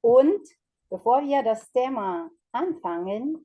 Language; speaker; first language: German; non-native, fluent; Ukrainian